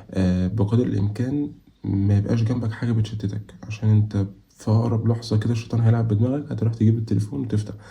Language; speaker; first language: Arabic; native; Arabic